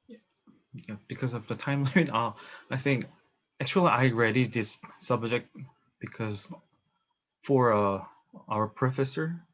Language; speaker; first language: English; non-native, learner; Korean